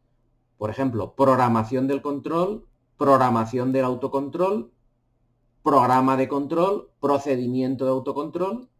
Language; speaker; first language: Spanish; native; Spanish